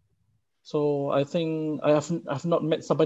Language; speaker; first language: English; non-native, local second language; Malay